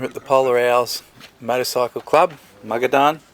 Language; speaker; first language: English; native; English